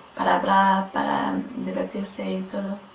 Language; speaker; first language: Spanish; non-native, learner; English